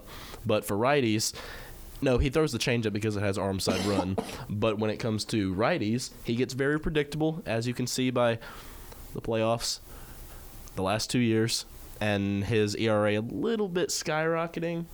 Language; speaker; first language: English; native; English